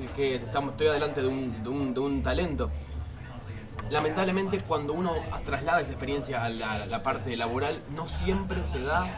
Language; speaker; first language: Spanish; native; Spanish